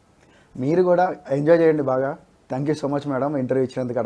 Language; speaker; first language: Telugu; native; Telugu